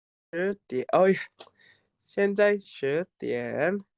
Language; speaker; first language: Chinese; non-native, learner; Indonesian